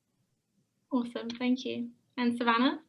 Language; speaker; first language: English; native; English